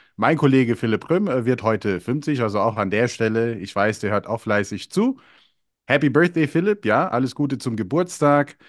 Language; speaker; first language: German; early bilingual, other home language; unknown